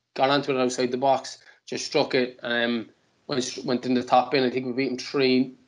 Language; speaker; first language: English; native; English